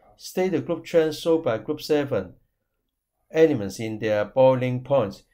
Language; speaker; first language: English; non-native, local second language; Cantonese